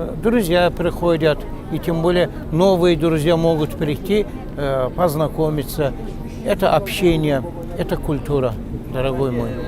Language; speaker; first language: Russian; non-native, local second language; Tatar